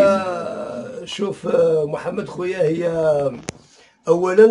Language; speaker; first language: Arabic; native; Arabic